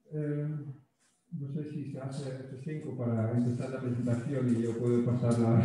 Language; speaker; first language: Spanish; non-native, fluent; Dutch